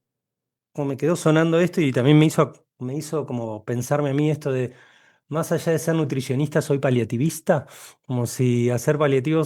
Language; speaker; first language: Spanish; native; Spanish